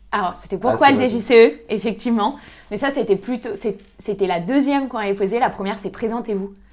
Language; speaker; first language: French; native; French